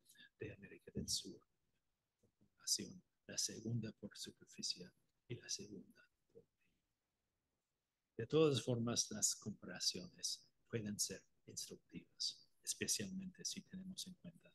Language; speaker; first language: Spanish; non-native, fluent; Irish